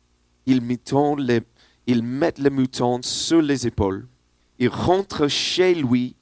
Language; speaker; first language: French; non-native, learner; English